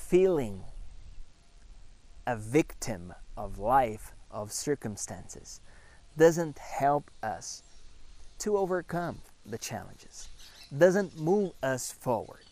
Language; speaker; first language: English; non-native, fluent; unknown